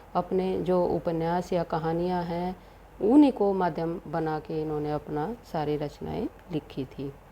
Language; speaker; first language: Hindi; native; Hindi